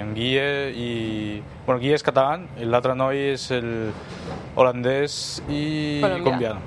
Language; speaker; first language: Catalan; non-native, fluent; Chinese